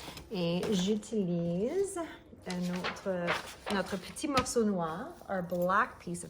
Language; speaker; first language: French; non-native, learner; English